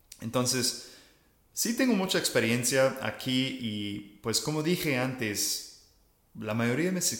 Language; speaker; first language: Spanish; non-native, fluent; English